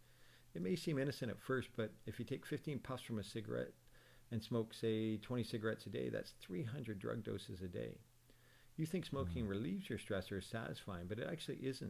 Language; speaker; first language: English; native; English